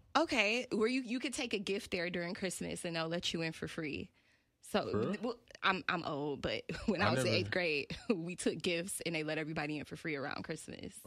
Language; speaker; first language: English; native; English